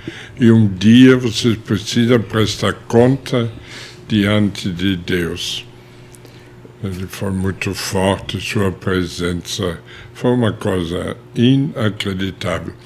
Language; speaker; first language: Portuguese; non-native, fluent; German